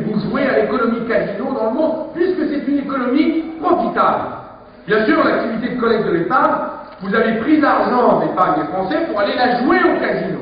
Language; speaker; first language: French; native; French